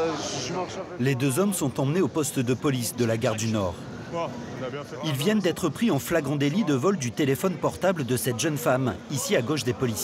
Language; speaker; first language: French; native; French